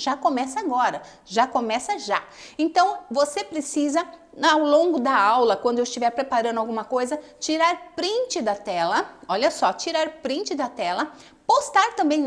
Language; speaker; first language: Portuguese; native; Portuguese